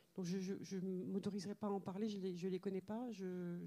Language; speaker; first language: French; native; French